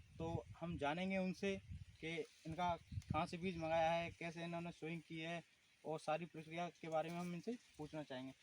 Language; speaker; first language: Hindi; native; Hindi